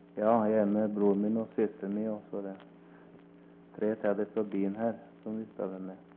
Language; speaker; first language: Norwegian; early bilingual, heritage; Norwegian